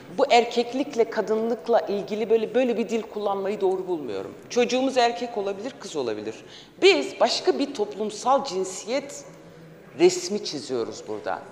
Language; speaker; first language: Turkish; non-native, local second language; Kurdish